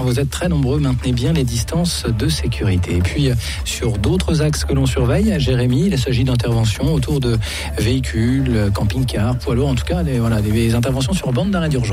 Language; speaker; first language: French; native; French